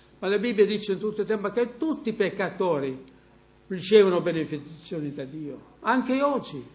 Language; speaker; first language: Italian; non-native, fluent; English